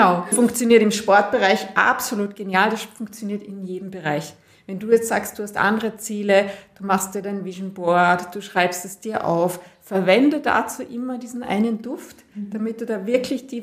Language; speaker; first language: German; native; German